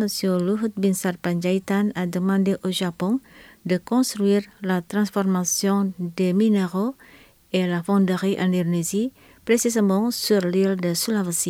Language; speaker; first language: French; non-native, fluent; Indonesian